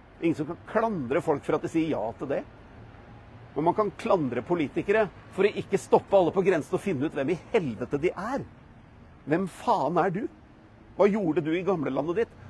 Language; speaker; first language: Norwegian; native; Norwegian